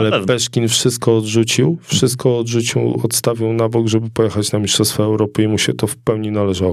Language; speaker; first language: Polish; native; Polish